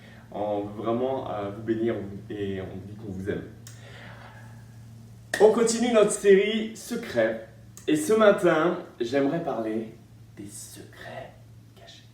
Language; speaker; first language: French; native; French